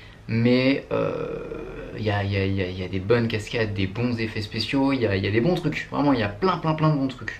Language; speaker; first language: French; native; French